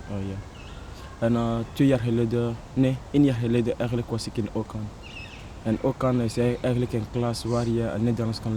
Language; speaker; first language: Dutch; non-native, learner; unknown